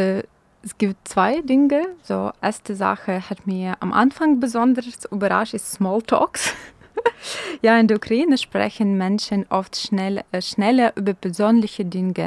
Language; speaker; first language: German; non-native, fluent; Ukrainian